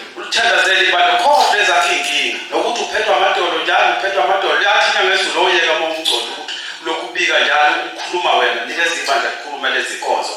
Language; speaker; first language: Zulu; native; Zulu